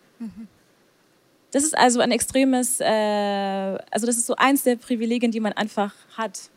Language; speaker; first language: German; native; German